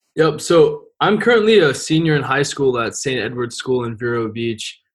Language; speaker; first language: English; native; English